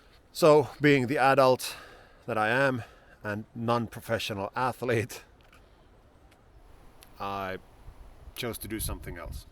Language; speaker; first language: English; non-native, fluent; Finnish